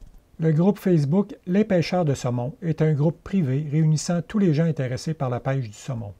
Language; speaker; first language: French; native; French